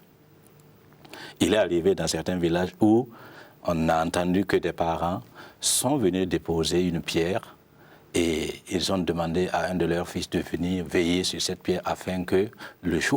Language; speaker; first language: French; non-native, local second language; Mossi